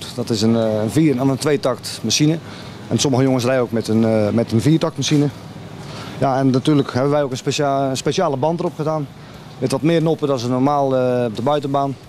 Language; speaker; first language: Dutch; native; Dutch